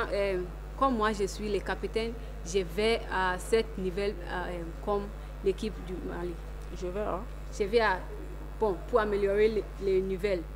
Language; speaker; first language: French; non-native, learner; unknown